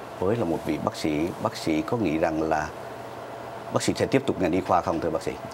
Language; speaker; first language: Vietnamese; native; Vietnamese